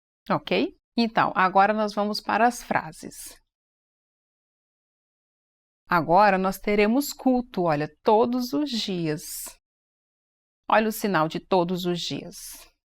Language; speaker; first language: Portuguese; native; Portuguese